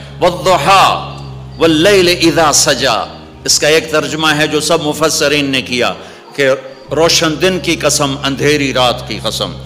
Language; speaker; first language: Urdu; non-native, local second language; Punjabi